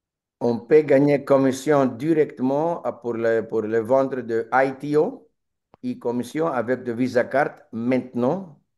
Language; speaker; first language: French; non-native, learner; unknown